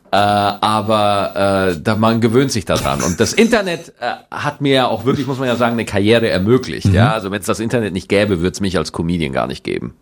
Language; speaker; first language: German; native; German